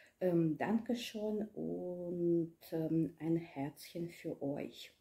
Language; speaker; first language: German; non-native, learner; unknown